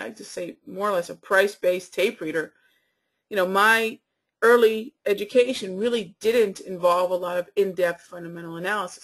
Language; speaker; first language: English; native; English